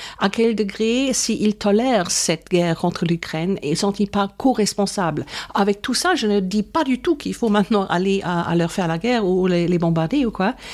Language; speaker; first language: French; non-native, fluent; German